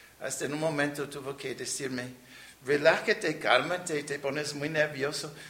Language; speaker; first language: Spanish; non-native, fluent; English